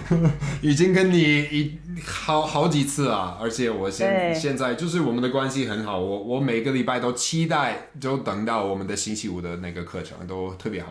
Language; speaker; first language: Chinese; non-native, fluent; English